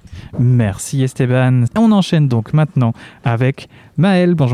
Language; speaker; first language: French; native; French